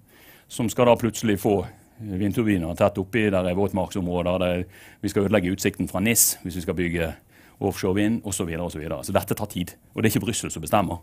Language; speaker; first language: Norwegian; native; Norwegian